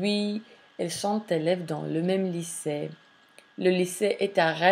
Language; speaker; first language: French; non-native, fluent; English